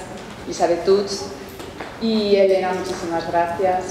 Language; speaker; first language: Spanish; native; Spanish